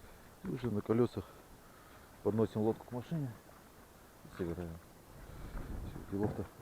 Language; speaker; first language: Russian; native; Russian